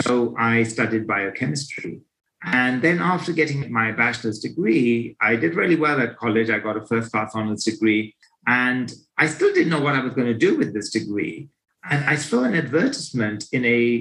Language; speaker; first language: English; native; English